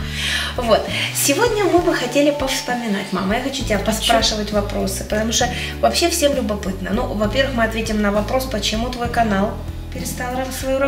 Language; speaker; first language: Russian; native; Russian